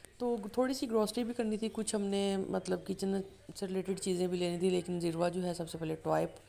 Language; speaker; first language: Urdu; non-native, local second language; Punjabi